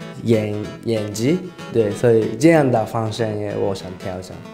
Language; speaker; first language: Chinese; non-native, learner; Japanese